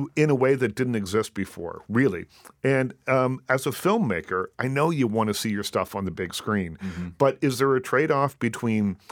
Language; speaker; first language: English; native; English